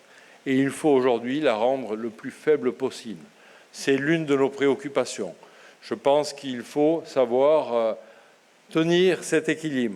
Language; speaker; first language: French; native; French